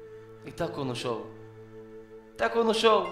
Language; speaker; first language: Russian; non-native, learner; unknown